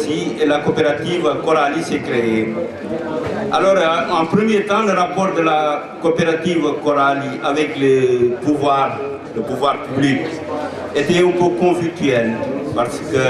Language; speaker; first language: French; non-native, local second language; Wolof